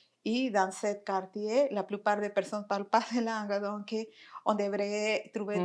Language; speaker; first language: French; non-native, fluent; Spanish